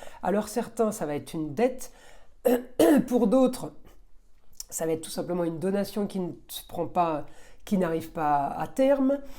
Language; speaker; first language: French; native; French